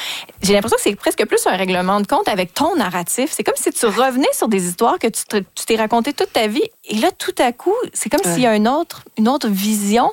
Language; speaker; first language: French; native; French